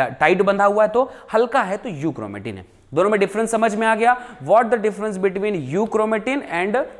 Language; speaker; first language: Hindi; native; Hindi